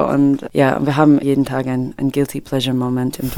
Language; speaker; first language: German; non-native, fluent; English